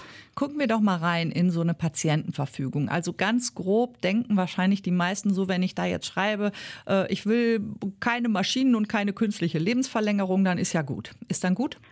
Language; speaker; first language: German; native; German